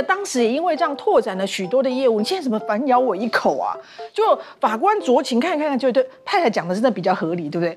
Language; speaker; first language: Chinese; native; Chinese